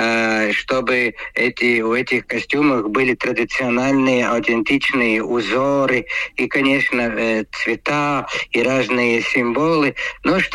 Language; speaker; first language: Russian; non-native, local second language; Latvian